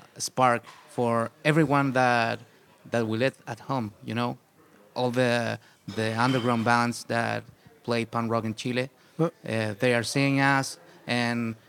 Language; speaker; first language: English; non-native, fluent; Spanish